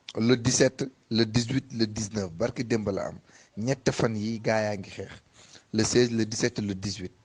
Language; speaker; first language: Wolof; non-native, local second language; Fula